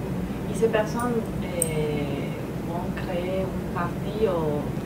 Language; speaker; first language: French; non-native, learner; Spanish